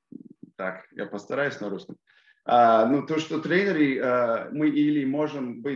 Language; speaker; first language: Russian; non-native, fluent; English